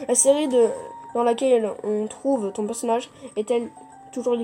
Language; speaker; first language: French; native; French